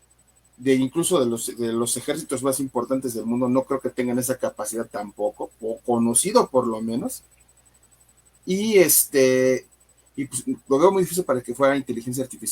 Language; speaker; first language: Spanish; native; Spanish